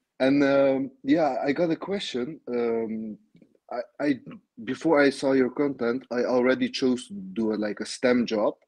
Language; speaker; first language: English; non-native, fluent; Dutch